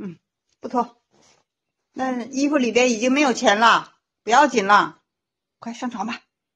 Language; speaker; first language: Chinese; native; Chinese